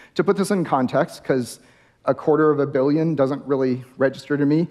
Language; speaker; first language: English; native; English